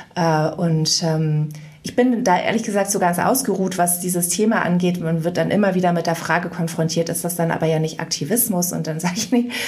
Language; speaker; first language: German; native; German